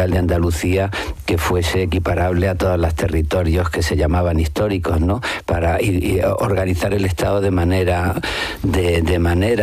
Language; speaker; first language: Spanish; native; Spanish